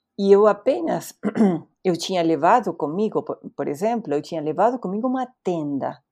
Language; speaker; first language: Portuguese; non-native, fluent; Spanish